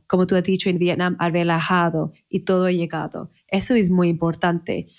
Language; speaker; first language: Spanish; non-native, fluent; English